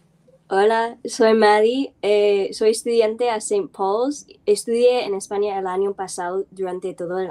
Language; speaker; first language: Spanish; non-native, learner; English